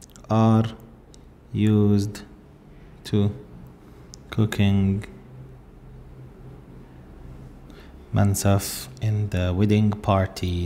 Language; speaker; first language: English; non-native, fluent; Arabic